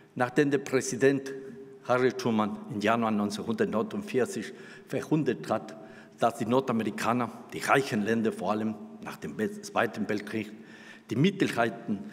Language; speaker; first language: German; non-native, fluent; Spanish